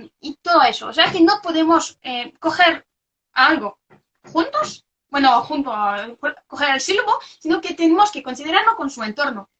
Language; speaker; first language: Spanish; non-native, fluent; French